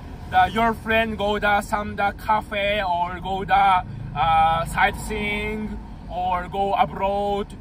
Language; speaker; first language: English; non-native, learner; Japanese